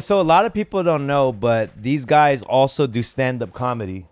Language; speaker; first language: English; early bilingual, other home language; Korean